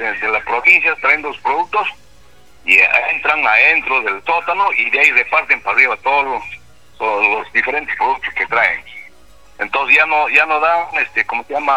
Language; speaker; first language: Spanish; native; Spanish